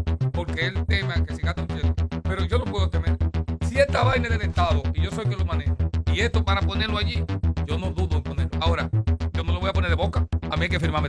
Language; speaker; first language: Spanish; native; Spanish